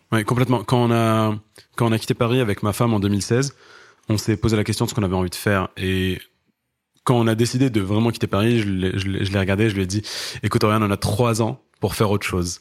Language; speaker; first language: French; non-native, local second language; Arabic